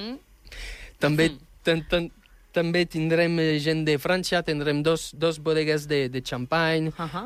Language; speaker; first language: Catalan; non-native, fluent; French